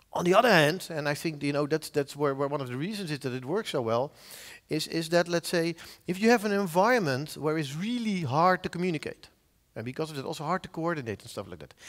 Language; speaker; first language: English; non-native, fluent; Dutch